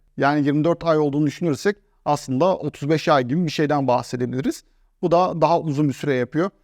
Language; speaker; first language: Turkish; native; Turkish